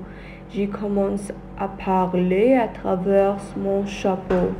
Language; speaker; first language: French; non-native, learner; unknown